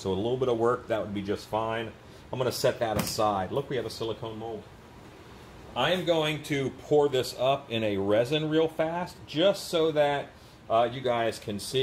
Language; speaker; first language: English; native; English